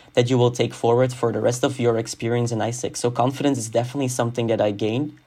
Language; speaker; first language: English; non-native, fluent; Dutch